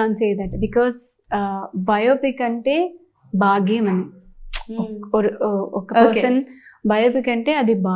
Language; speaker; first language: Telugu; non-native, learner; Tamil